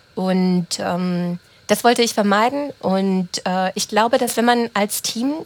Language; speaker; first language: German; early bilingual, other home language; Romanian